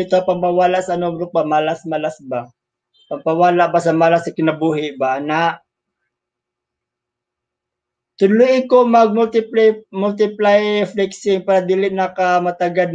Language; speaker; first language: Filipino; non-native, local second language; Cebuano